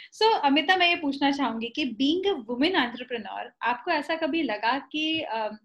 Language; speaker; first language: Hindi; non-native, local second language; Marathi